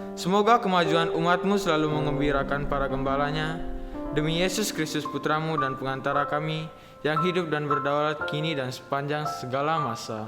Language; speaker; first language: Indonesian; native; Indonesian